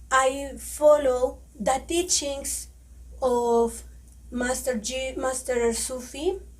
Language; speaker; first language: English; non-native, learner; Spanish